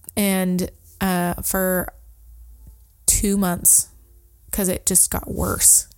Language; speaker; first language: English; native; English